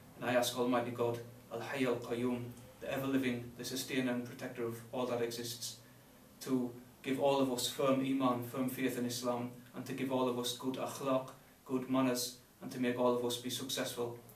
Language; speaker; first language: English; native; English